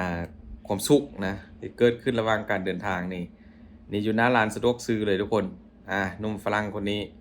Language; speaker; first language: Thai; non-native, local second language; Lao